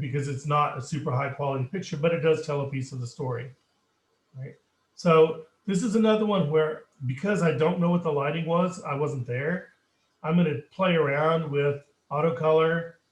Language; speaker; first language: English; native; English